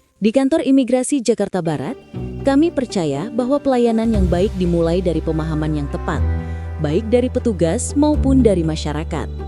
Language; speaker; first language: Indonesian; native; Indonesian